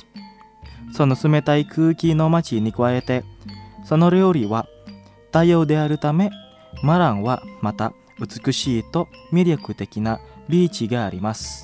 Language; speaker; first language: Japanese; non-native, fluent; Indonesian